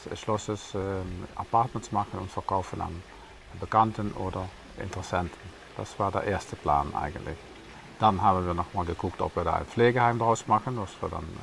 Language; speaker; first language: German; non-native, fluent; Dutch